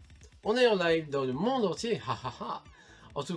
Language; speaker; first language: French; native; French